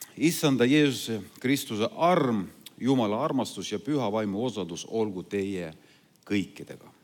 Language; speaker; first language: Estonian; non-native, local second language; Russian